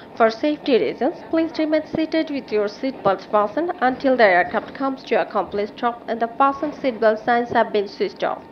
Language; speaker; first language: English; non-native, local second language; Bangla